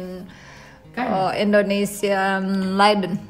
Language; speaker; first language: German; non-native, learner; Indonesian